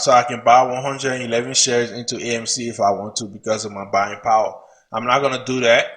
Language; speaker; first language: English; native; English